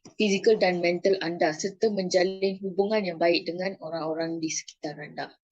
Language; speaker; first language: Malay; non-native, local second language; Tamil